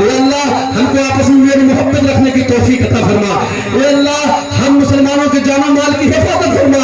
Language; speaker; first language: Hindi; native; Hindi